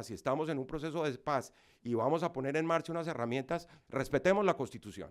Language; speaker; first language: Spanish; native; Spanish